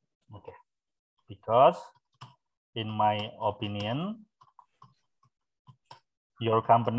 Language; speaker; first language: English; non-native, fluent; Indonesian